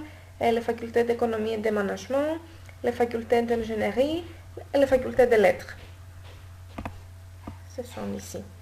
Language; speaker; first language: French; non-native, learner; Greek